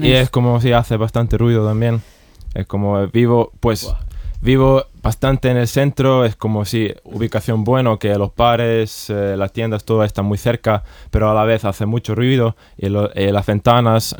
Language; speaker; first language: Spanish; non-native, fluent; Estonian